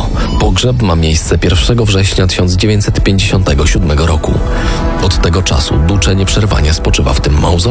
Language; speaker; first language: Polish; native; Polish